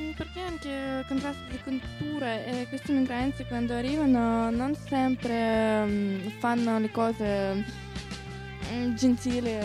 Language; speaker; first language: Italian; non-native, learner; Russian